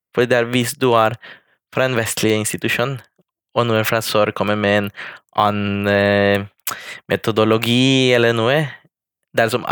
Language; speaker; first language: Norwegian; non-native, fluent; Spanish